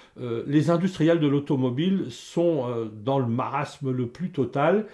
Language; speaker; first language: French; native; French